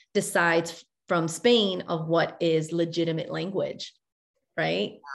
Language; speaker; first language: English; native; English